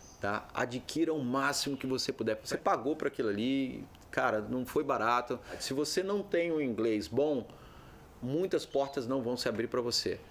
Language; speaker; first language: Portuguese; native; Portuguese